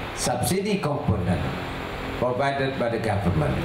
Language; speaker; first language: English; non-native, local second language; Malay